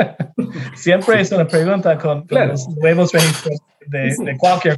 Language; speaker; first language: Spanish; non-native, fluent; English